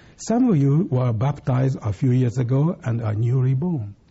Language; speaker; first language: English; non-native, fluent; Japanese